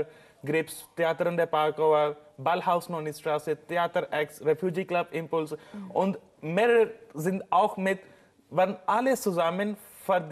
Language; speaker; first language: German; non-native, learner; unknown